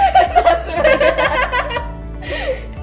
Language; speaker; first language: English; native; English